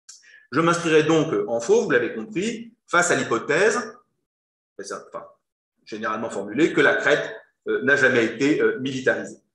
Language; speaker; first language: French; native; French